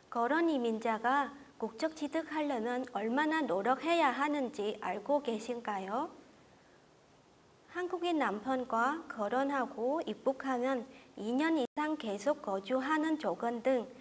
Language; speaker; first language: Korean; non-native, fluent; Vietnamese